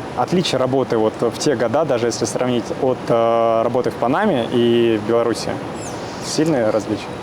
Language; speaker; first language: Russian; native; Russian